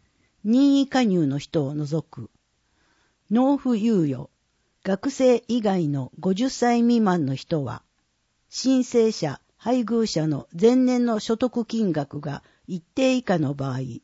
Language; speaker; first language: Japanese; native; Japanese